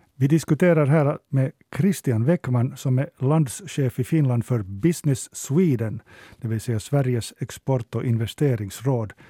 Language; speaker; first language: Swedish; native; Swedish